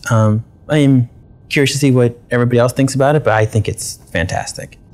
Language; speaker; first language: English; native; English